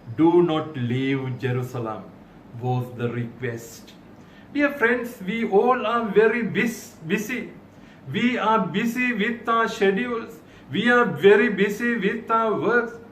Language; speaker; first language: English; non-native, local second language; Sinhala